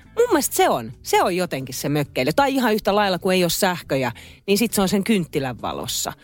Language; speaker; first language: Finnish; native; Finnish